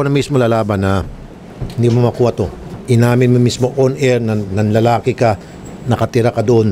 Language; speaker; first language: Filipino; native; Filipino